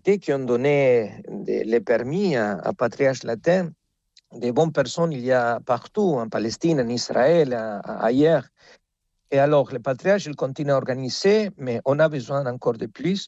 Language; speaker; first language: French; non-native, fluent; Spanish